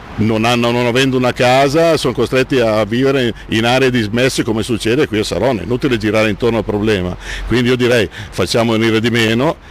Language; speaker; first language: Italian; native; Italian